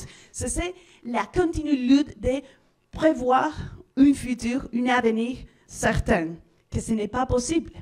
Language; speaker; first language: French; non-native, learner; Spanish